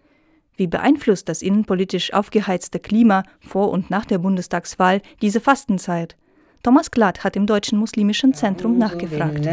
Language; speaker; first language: German; native; German